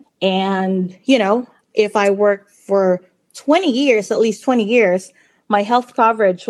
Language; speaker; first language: English; non-native, local second language; Filipino